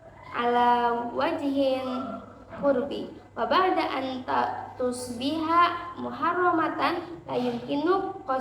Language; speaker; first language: Arabic; non-native, learner; Indonesian